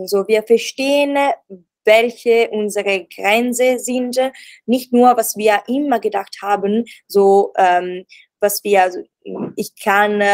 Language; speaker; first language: German; non-native, learner; Italian